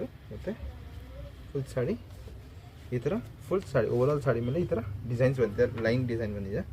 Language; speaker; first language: Kannada; non-native, local second language; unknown